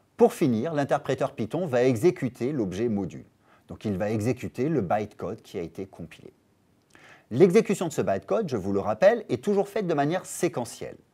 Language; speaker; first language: French; native; French